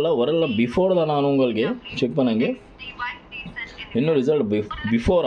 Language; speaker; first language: Tamil; non-native, local second language; Malayalam